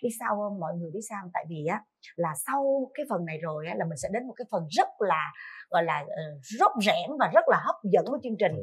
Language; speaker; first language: Vietnamese; native; Vietnamese